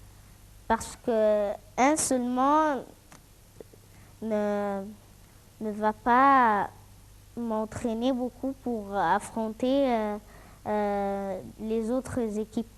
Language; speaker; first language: French; non-native, fluent; Arabic